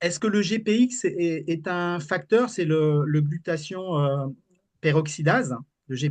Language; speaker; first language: French; native; French